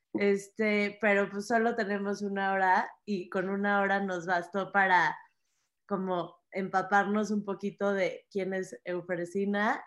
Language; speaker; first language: Spanish; native; Spanish